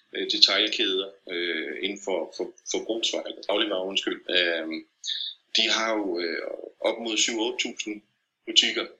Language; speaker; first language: Danish; native; Danish